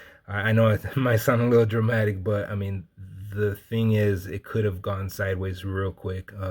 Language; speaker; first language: English; native; English